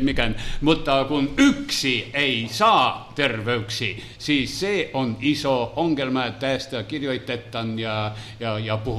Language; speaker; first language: Finnish; non-native, learner; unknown